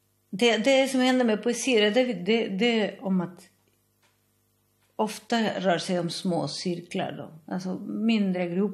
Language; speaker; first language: Swedish; non-native, fluent; Spanish